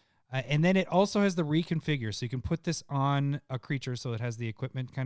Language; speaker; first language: English; native; English